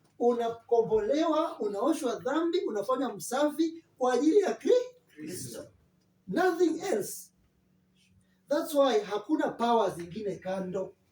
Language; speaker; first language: Swahili; non-native, local second language; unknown